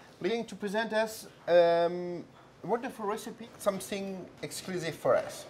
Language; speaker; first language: English; non-native, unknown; French